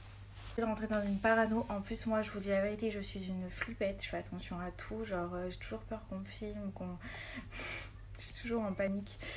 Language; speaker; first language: French; native; French